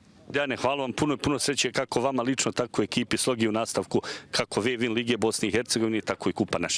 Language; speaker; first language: Bosnian; native; Bosnian